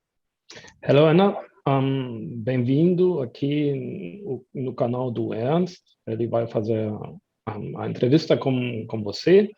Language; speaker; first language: Portuguese; non-native, fluent; German